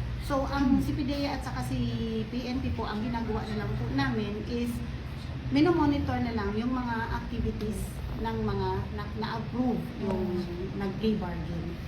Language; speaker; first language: Filipino; non-native, local second language; Aklanon